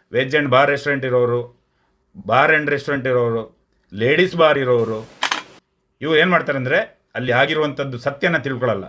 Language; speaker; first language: Kannada; non-native, local second language; Tulu